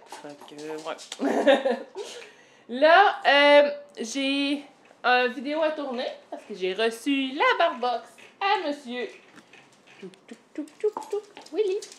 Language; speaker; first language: French; native; French